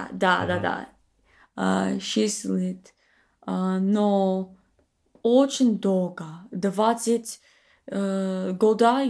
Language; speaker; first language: Russian; non-native, learner; English